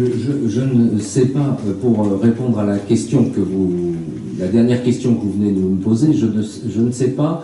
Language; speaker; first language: French; native; French